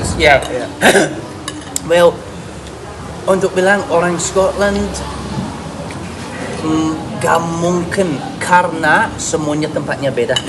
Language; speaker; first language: Indonesian; non-native, fluent; English